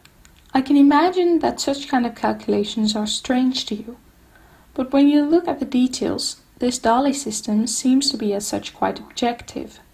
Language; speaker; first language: English; non-native, fluent; Dutch